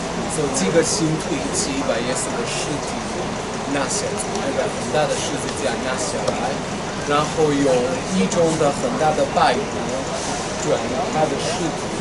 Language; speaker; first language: Chinese; non-native, fluent; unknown